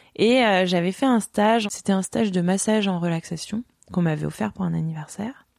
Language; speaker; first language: French; native; French